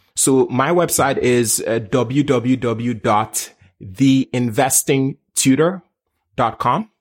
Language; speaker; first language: English; non-native, local second language; Akan